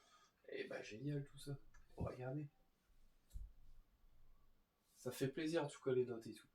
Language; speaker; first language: French; native; French